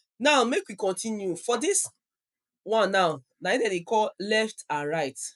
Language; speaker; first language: Nigerian Pidgin; non-native, local second language; Yoruba